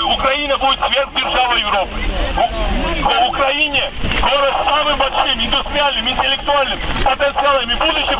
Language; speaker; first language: Russian; non-native, local second language; Georgian